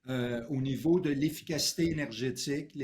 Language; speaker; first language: French; native; French